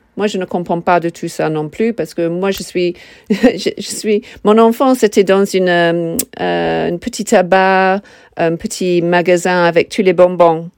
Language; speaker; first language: French; non-native, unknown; English